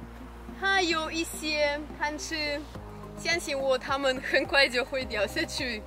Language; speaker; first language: Chinese; non-native, fluent; Russian